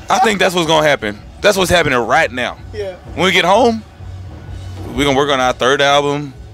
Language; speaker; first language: English; native; English